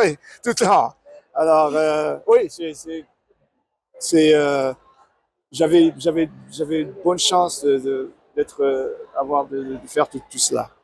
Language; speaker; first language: French; non-native, learner; English